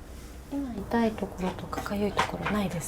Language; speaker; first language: Japanese; native; Japanese